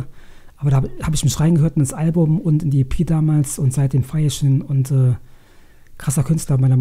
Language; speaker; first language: German; native; German